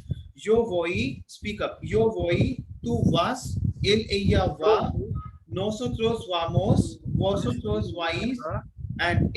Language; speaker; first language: Spanish; non-native, fluent; Hindi